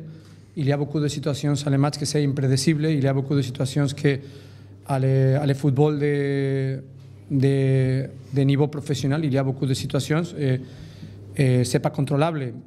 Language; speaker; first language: French; non-native, learner; Spanish